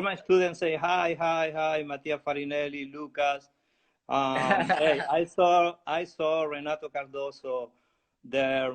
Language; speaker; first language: English; non-native, learner; Spanish